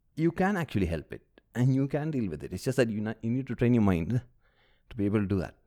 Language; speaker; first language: English; early bilingual, other home language; Malayalam